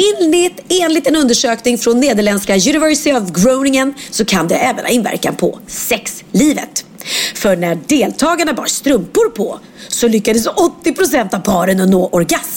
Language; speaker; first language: Swedish; native; Swedish